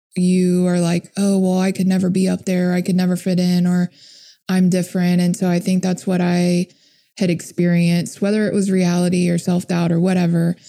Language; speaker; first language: English; native; English